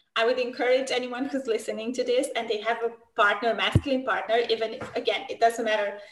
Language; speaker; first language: English; non-native, fluent; Romanian